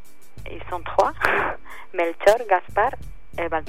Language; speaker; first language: French; non-native, learner; Spanish